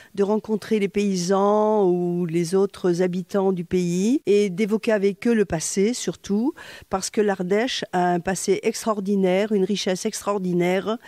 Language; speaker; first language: French; native; French